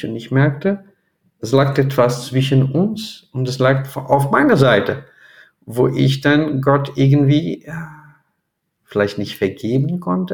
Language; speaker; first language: German; non-native, fluent; Portuguese